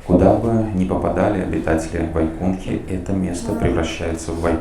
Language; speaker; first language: Russian; native; Russian